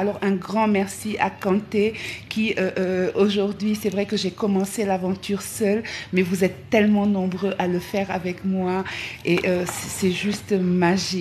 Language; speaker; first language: French; native; French